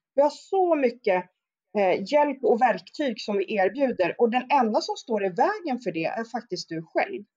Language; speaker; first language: Swedish; native; Swedish